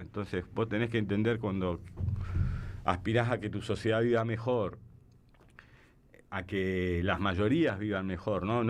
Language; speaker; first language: Spanish; native; Spanish